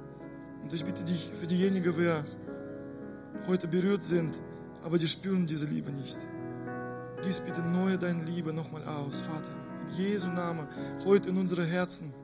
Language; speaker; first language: German; non-native, fluent; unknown